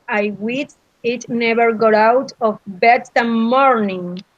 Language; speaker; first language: English; non-native, learner; Spanish